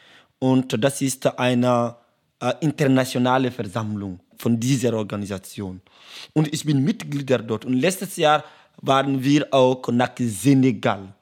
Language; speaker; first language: German; non-native, learner; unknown